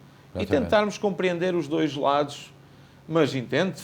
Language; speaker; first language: Portuguese; native; Portuguese